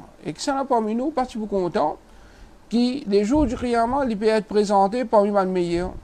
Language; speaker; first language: French; non-native, local second language; Morisyen